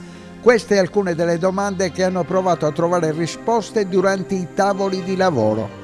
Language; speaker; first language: Italian; native; Italian